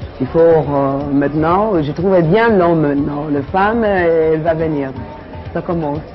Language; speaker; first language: French; non-native, learner; English